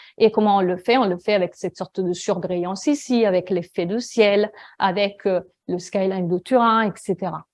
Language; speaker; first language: French; non-native, fluent; Italian